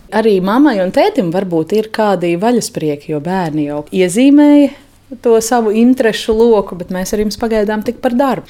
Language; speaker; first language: Latvian; native; Latvian